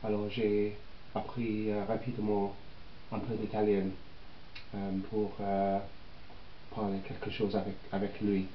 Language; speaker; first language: French; non-native, learner; English